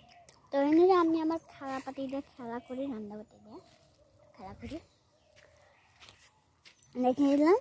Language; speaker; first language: Bangla; native; Bangla